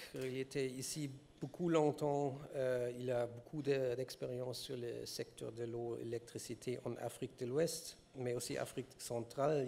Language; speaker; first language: French; non-native, learner; German